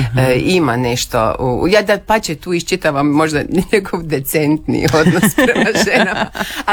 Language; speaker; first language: Serbian; native; Serbian